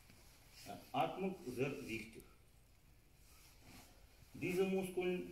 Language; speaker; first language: German; non-native, learner; Russian